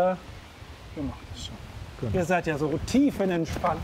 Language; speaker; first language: German; native; German